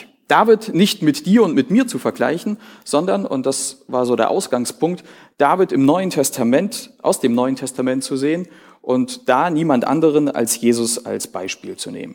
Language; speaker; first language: German; native; German